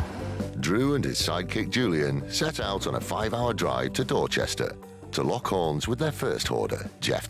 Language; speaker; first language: English; native; English